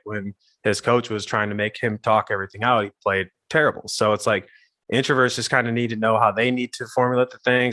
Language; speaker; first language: English; native; English